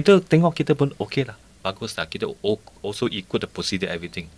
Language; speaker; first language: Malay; non-native, local second language; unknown